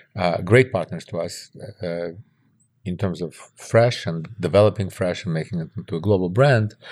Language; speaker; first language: English; early bilingual, other home language; Russian